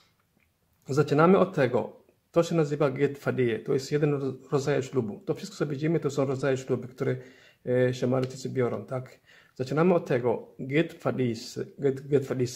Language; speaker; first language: Polish; non-native, fluent; Somali